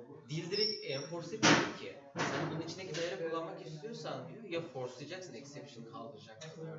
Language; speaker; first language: Turkish; native; Turkish